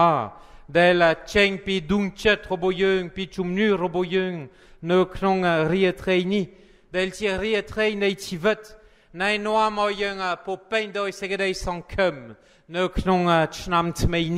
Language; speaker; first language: Khmer; non-native, fluent; French